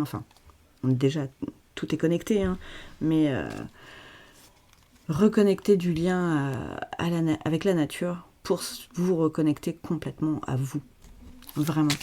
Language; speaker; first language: French; native; French